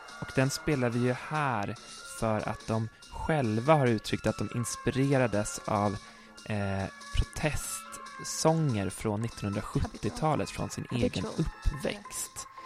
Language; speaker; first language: Swedish; native; Swedish